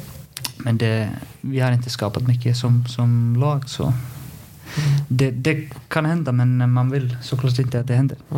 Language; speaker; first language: Swedish; non-native, fluent; Icelandic